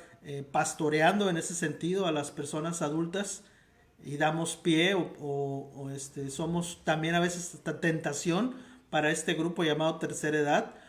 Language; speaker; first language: Spanish; native; Spanish